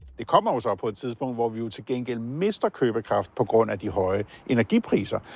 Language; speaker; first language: Danish; native; Danish